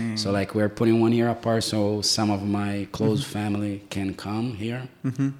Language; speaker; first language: English; non-native, fluent; Portuguese